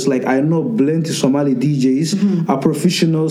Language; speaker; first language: English; non-native, local second language; Somali